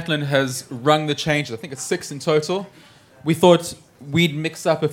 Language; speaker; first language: English; native; English